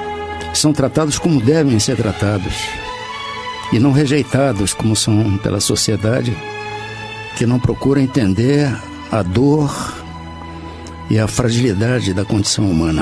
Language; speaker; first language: Portuguese; native; Portuguese